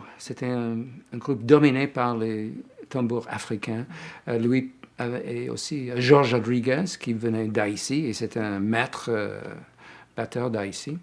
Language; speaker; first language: French; non-native, fluent; English